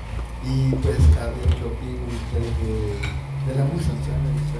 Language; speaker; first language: Spanish; native; Spanish